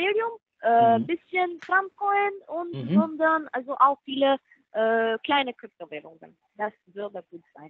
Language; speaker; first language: German; non-native, fluent; Spanish